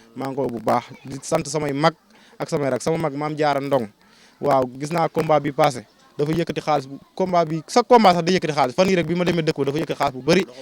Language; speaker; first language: Wolof; non-native, local second language; Serer